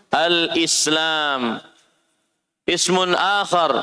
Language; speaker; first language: Arabic; non-native, fluent; Indonesian